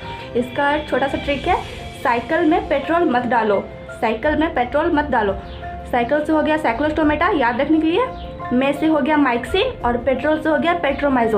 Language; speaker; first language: Hindi; native; Hindi